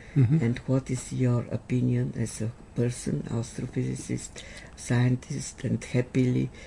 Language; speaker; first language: English; non-native, fluent; Bulgarian